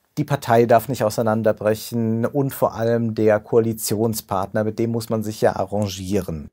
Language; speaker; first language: German; native; German